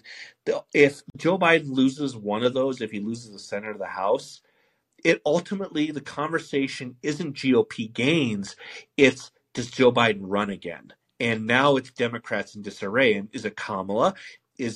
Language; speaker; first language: English; native; English